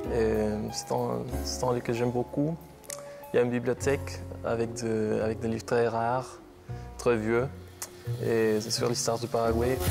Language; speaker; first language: French; non-native, fluent; Spanish